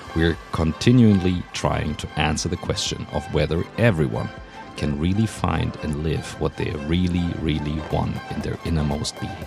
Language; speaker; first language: English; non-native, fluent; German